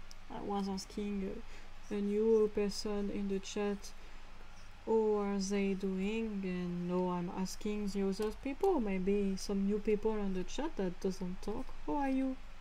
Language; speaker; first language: English; non-native, fluent; French